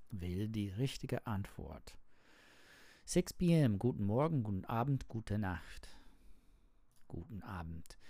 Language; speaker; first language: German; non-native, learner; English